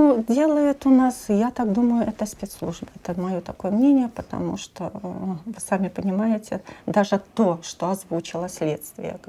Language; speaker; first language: Russian; native; Russian